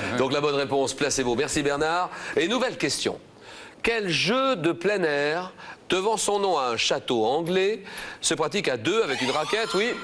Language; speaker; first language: French; native; French